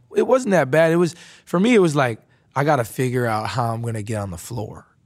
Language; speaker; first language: English; native; English